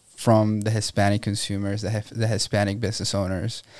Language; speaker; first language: English; non-native, fluent; Spanish